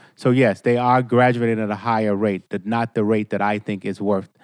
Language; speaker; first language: English; native; English